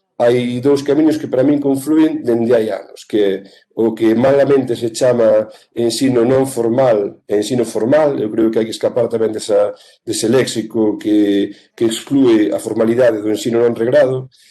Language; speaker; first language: Galician; native; Galician